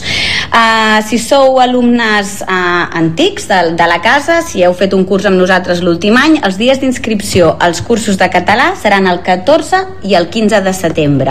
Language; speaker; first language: Catalan; native; Catalan